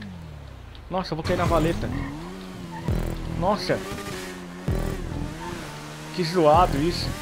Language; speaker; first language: Portuguese; native; Portuguese